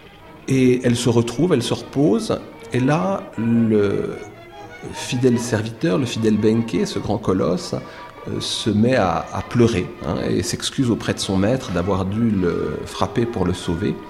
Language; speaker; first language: French; native; French